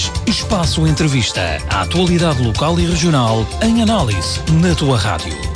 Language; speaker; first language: Portuguese; native; Portuguese